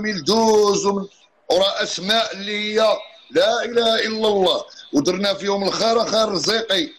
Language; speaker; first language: Arabic; native; Arabic